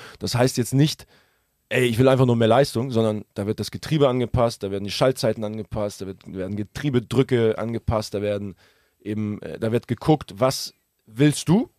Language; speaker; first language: German; early bilingual, other home language; Russian